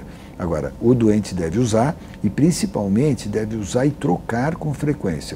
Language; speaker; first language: Portuguese; native; Portuguese